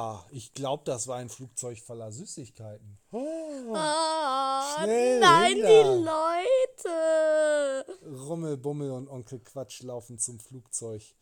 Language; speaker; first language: German; native; German